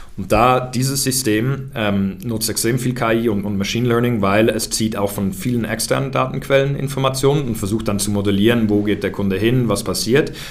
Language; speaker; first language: German; early bilingual, heritage; German